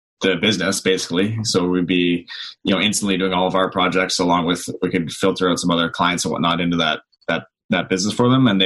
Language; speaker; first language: English; native; English